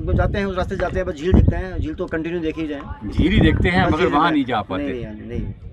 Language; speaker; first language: Hindi; native; Hindi